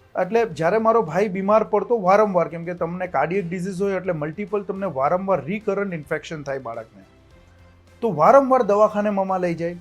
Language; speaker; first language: Gujarati; native; Gujarati